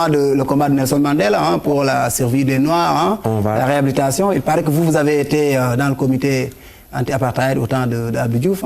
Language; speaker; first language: French; non-native, local second language; Wolof